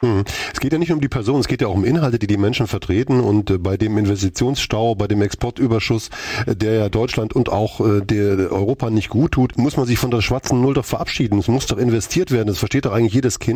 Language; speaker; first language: German; native; German